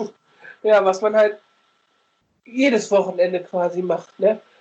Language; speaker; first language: German; native; German